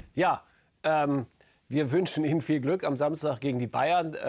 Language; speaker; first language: German; native; German